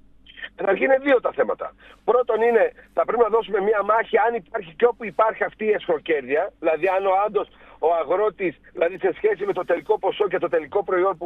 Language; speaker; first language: Greek; native; Greek